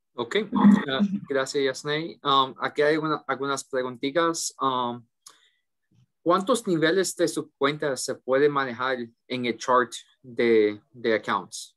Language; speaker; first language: Spanish; early bilingual, heritage; English